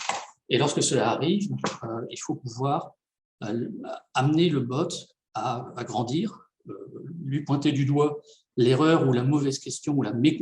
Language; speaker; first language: French; native; French